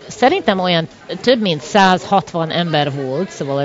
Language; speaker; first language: Hungarian; early bilingual, heritage; Hungarian